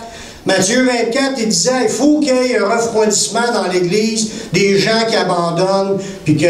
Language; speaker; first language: French; native; French